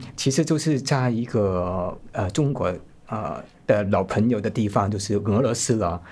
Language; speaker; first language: Chinese; non-native, local second language; Cantonese